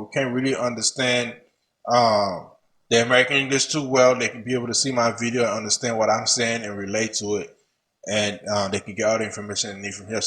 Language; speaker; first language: English; native; English